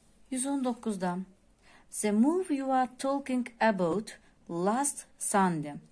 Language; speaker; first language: English; non-native, fluent; Azerbaijani